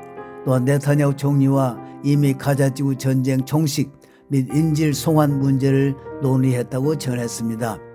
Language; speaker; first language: Korean; native; Korean